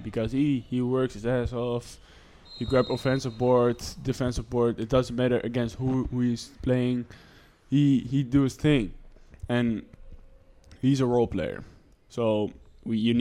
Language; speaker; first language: English; non-native, fluent; Dutch